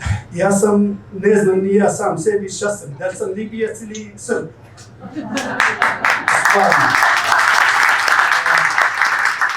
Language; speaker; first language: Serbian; non-native, fluent; Arabic